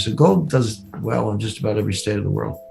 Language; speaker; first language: English; native; English